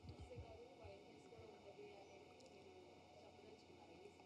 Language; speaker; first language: Telugu; native; Telugu